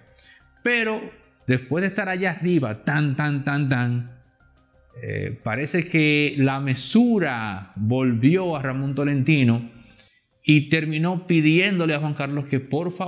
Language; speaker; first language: Spanish; native; Spanish